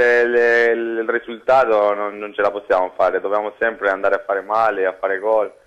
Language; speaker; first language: Italian; non-native, fluent; Spanish